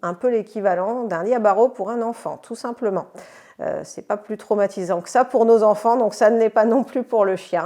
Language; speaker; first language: French; native; French